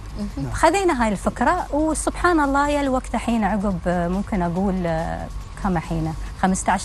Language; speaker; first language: Arabic; native; Arabic